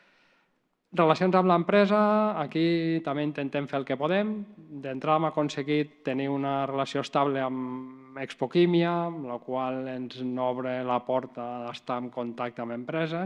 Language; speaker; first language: Catalan; native; Catalan